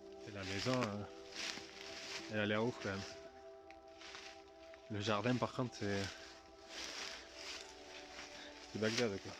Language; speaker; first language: French; native; French